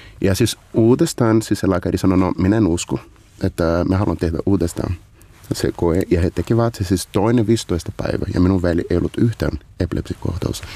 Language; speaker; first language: Finnish; non-native, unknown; Portuguese